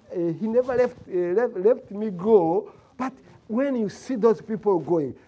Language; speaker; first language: English; non-native, local second language; Kinyarwanda